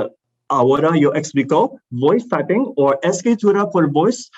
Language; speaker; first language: Spanish; non-native, learner; English